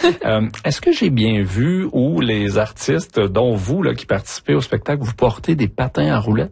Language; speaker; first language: French; native; French